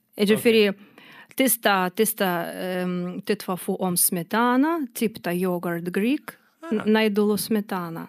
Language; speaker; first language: Maltese; non-native, fluent; Russian